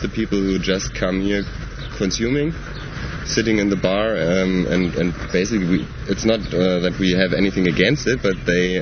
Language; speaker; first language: English; non-native, fluent; German